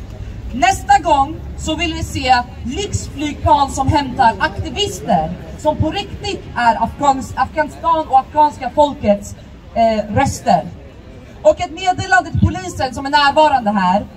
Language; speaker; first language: Swedish; early bilingual, other home language; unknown